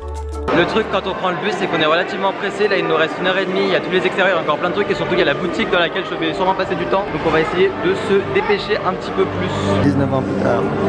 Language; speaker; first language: French; native; French